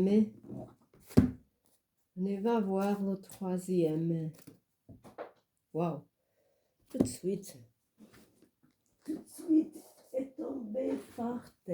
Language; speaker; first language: French; non-native, fluent; Portuguese